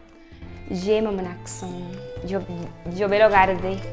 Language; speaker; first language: French; non-native, learner; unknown